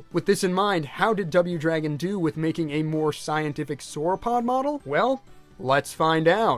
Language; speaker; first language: English; native; English